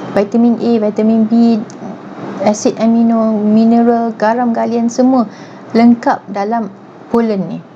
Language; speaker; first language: Malay; native; Malay